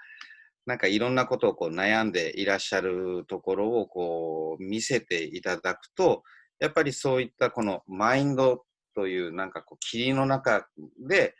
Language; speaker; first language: Japanese; native; Japanese